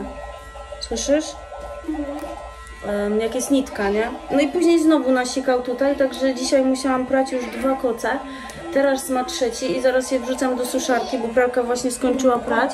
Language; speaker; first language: Polish; native; Polish